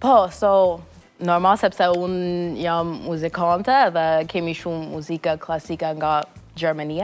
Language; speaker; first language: Albanian; non-native, learner; English